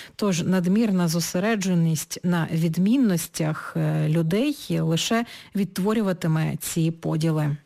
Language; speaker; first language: Ukrainian; native; Ukrainian